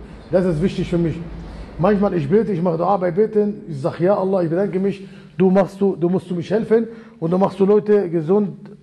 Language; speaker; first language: German; non-native, learner; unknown